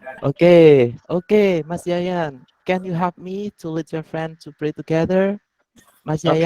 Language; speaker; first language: English; non-native, learner; Indonesian